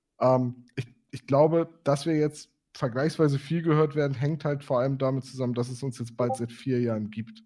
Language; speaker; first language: German; native; German